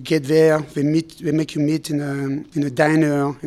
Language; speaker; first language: English; non-native, fluent; French